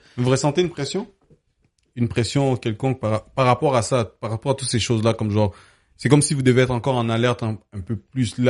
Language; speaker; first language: French; early bilingual, other home language; Lingala